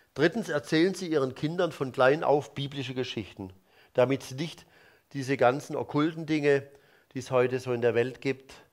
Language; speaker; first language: German; native; German